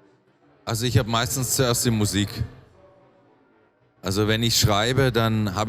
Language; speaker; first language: German; native; German